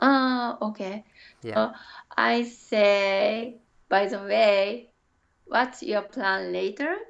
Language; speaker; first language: English; non-native, learner; Japanese